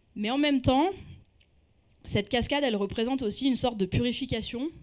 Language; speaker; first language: French; native; French